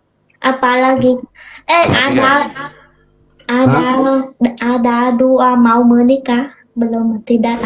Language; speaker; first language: Indonesian; non-native, learner; Vietnamese